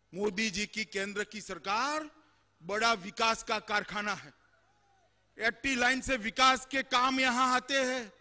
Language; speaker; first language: Hindi; non-native, local second language; Gujarati